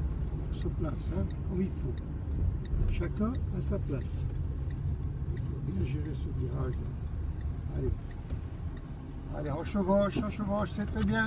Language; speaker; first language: French; native; French